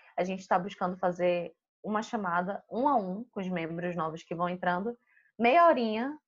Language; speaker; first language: Portuguese; native; Portuguese